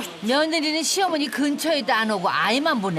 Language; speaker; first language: Korean; native; Korean